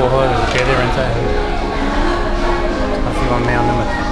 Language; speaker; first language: Chinese; non-native, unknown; English